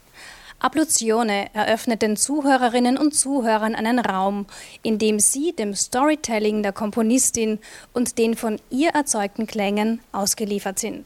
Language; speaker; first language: German; native; German